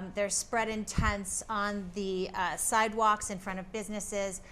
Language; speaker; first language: English; native; English